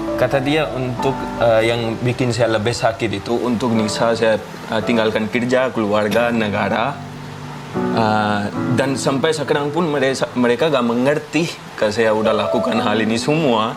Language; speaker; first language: Indonesian; non-native, fluent; Hindi